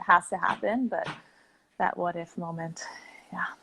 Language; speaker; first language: English; native; English